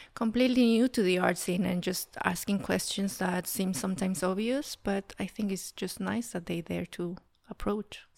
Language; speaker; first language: English; non-native, fluent; Spanish